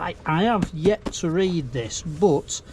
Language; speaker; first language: English; native; English